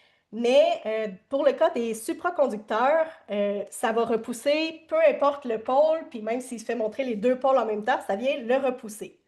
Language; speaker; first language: French; native; French